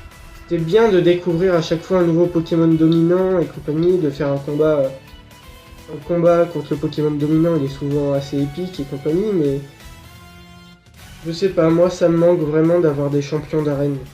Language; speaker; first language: French; native; French